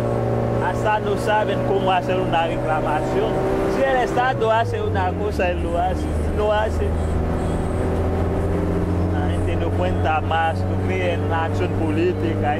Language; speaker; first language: Spanish; non-native, fluent; Haitian Creole